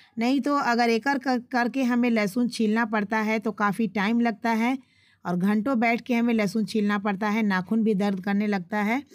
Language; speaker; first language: Hindi; native; Hindi